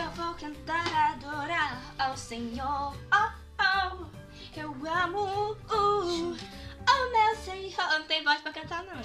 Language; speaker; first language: Portuguese; early bilingual, heritage; Portuguese